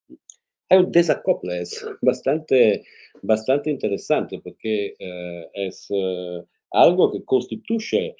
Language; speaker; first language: Spanish; non-native, fluent; Italian